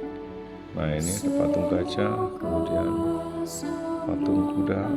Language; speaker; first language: Indonesian; native; Indonesian